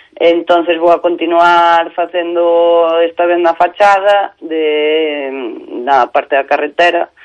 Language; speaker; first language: Galician; native; Galician